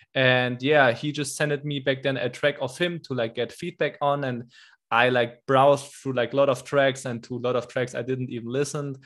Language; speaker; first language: English; non-native, fluent; German